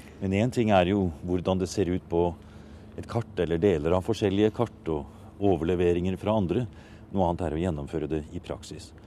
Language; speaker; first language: Norwegian; native; Norwegian